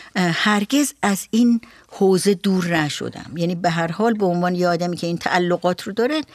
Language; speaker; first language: Persian; native; Persian